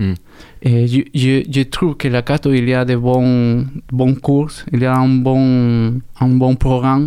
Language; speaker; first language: French; non-native, learner; Spanish